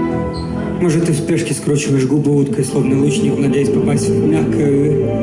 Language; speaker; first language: Russian; native; Russian